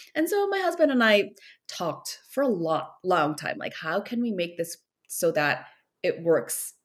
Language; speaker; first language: English; early bilingual, other home language; Korean